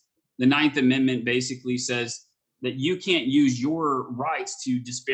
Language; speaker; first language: English; native; English